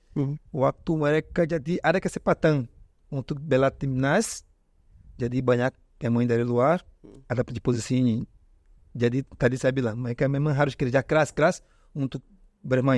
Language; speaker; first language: Indonesian; non-native, fluent; Portuguese